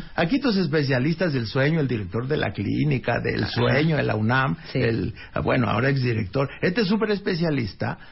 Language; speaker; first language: Spanish; native; Spanish